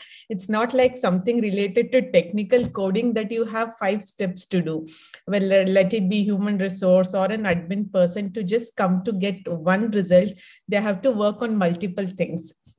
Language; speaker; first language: English; non-native, local second language; Kannada